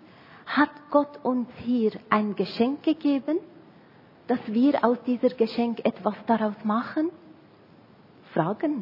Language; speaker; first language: German; non-native, fluent; Arabic